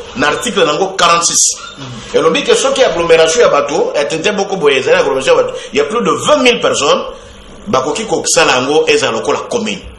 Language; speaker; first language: Lingala; non-native, local second language; Bembe